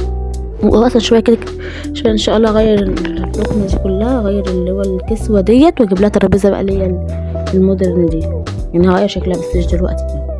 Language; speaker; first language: Arabic; native; Arabic